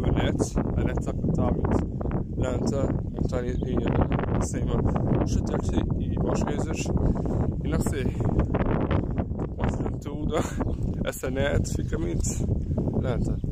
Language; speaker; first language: Portuguese; early bilingual, heritage; Portuguese